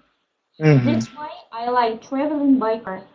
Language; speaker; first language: English; non-native, learner; Russian